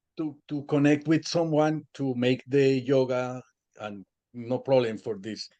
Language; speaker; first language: English; non-native, learner; Spanish